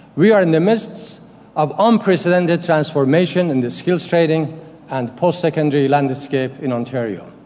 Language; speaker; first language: English; non-native, fluent; Persian